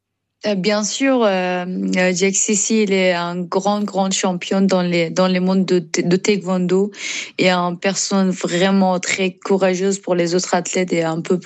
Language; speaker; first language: French; non-native, learner; Persian